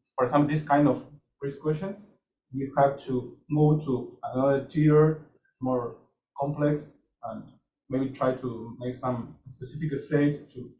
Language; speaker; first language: English; non-native, fluent; Spanish